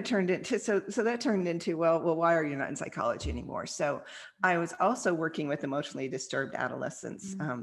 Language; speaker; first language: English; native; English